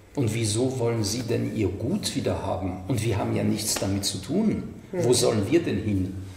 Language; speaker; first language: German; non-native, fluent; French